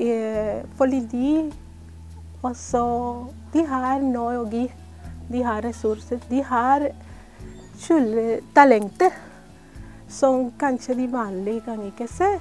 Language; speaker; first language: Norwegian; non-native, fluent; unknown